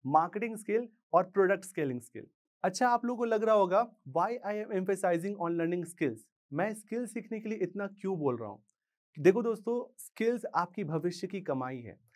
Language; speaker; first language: Hindi; native; Hindi